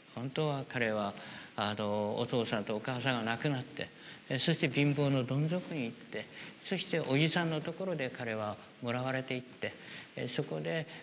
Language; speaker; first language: Japanese; native; Japanese